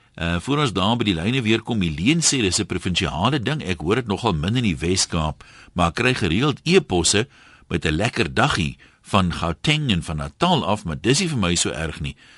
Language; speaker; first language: Afrikaans; native; Afrikaans